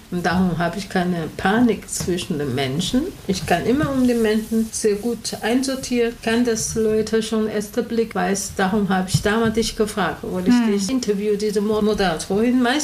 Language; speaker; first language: German; non-native, learner; Chinese